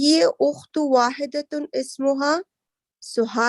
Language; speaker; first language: Arabic; non-native, learner; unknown